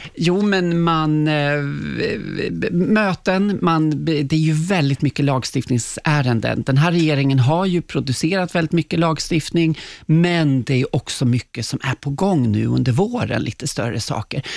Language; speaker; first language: Swedish; native; Swedish